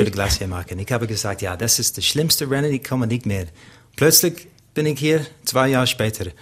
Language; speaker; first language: German; non-native, learner; English